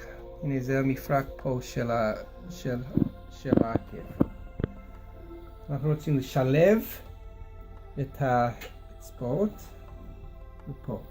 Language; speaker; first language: Hebrew; non-native, fluent; English